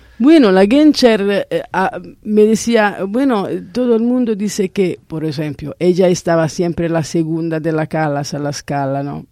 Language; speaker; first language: Spanish; non-native, fluent; Italian